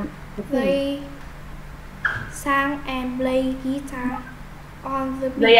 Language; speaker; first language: English; non-native, learner; Vietnamese